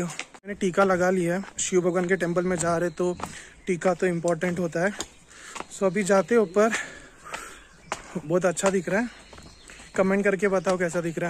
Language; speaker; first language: Hindi; native; Hindi